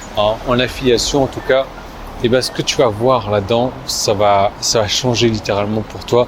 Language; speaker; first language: French; native; French